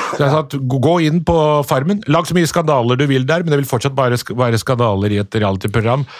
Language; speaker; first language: Norwegian; early bilingual, other home language; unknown